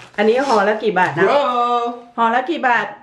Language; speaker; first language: Thai; native; Thai